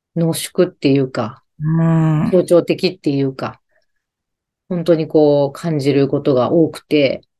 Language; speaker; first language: Japanese; native; Japanese